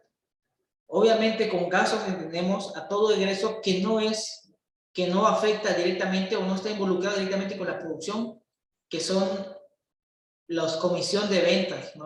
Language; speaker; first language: Spanish; native; Spanish